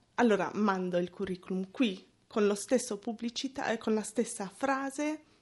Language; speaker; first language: Italian; non-native, fluent; English